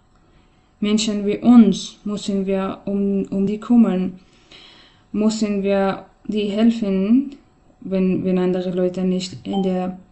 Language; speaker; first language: German; non-native, fluent; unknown